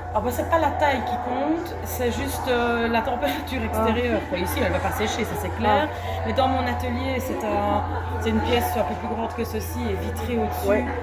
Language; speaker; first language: French; native; French